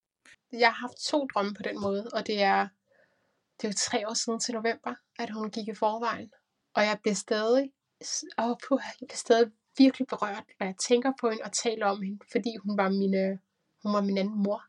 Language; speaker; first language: Danish; native; Danish